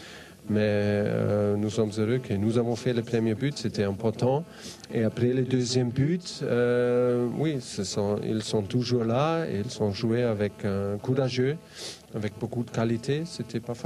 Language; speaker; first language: French; non-native, fluent; German